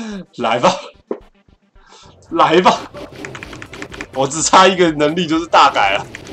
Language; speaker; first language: Chinese; native; Chinese